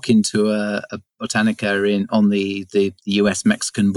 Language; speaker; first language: English; native; English